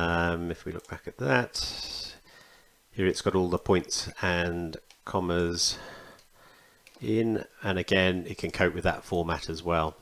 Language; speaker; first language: English; native; English